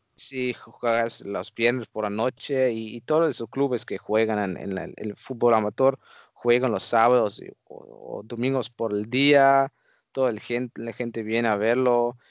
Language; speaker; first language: Spanish; non-native, fluent; Dutch